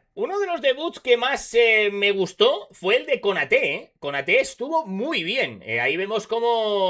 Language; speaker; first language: Spanish; native; Spanish